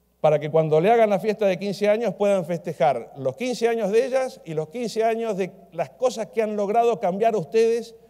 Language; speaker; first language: Spanish; native; Spanish